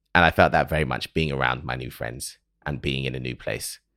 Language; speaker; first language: English; native; English